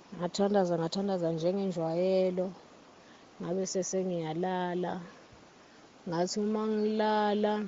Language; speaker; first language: Zulu; non-native, local second language; Swati